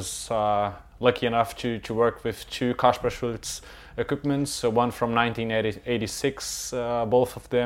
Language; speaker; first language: English; non-native, fluent; Portuguese